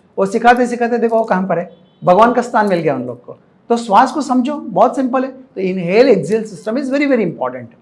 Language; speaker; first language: Hindi; non-native, local second language; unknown